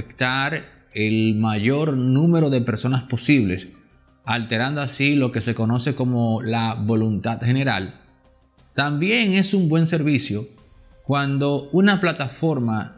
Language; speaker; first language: Spanish; native; Spanish